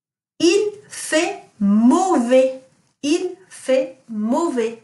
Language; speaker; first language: French; non-native, fluent; English